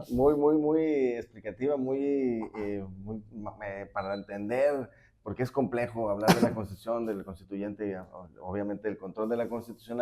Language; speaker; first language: Spanish; native; Spanish